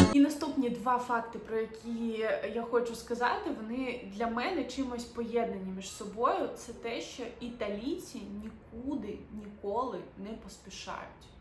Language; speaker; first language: Ukrainian; native; Ukrainian